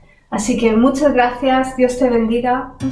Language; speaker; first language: Spanish; native; Spanish